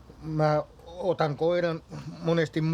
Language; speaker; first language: Finnish; native; Finnish